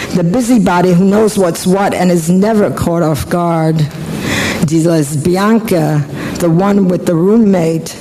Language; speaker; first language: English; non-native, fluent; Polish